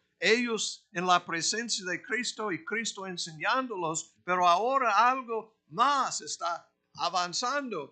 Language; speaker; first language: Spanish; non-native, fluent; English